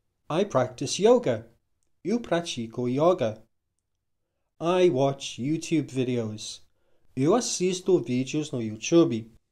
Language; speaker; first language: Portuguese; non-native, fluent; English